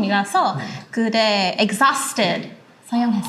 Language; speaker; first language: Korean; non-native, learner; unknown